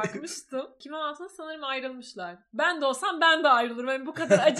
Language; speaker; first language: Turkish; native; Turkish